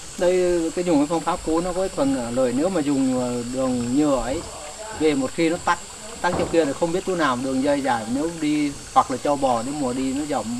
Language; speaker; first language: Vietnamese; non-native, local second language; Muong